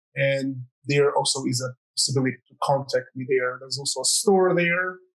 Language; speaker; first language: English; non-native, fluent; Croatian